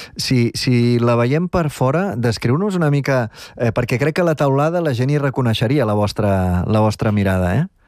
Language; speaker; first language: Catalan; native; Catalan